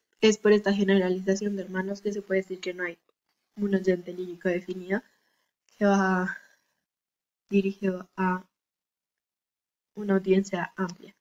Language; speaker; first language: Spanish; native; Spanish